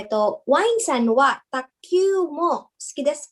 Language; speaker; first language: Japanese; non-native, learner; English